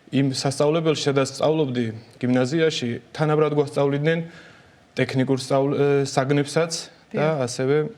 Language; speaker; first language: Georgian; native; Georgian